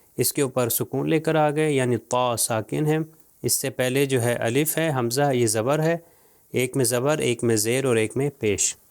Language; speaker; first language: Urdu; native; Urdu